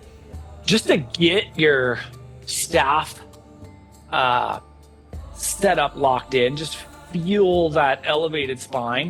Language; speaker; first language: English; native; English